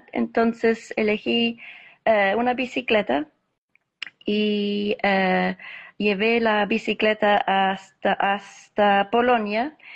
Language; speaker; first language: Spanish; non-native, fluent; English